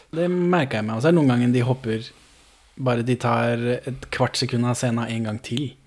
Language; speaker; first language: Norwegian; native; Norwegian